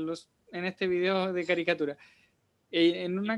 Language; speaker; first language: Spanish; native; Spanish